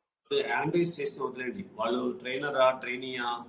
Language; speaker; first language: Telugu; non-native, learner; Hindi